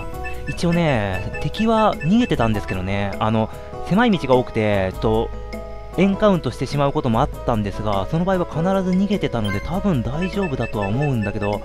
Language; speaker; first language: Japanese; native; Japanese